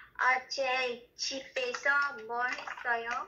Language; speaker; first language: Korean; non-native, learner; Vietnamese